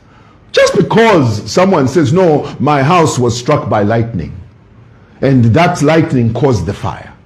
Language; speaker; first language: English; non-native, local second language; Bemba